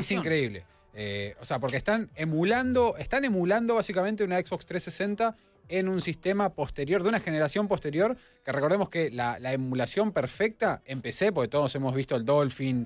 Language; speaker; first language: Spanish; native; Spanish